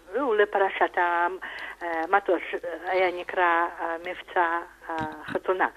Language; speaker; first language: Hebrew; non-native, fluent; Russian